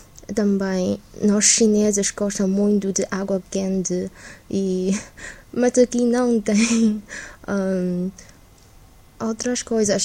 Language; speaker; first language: Portuguese; non-native, learner; Chinese